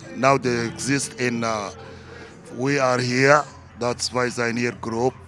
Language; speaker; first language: English; non-native, learner; Arabic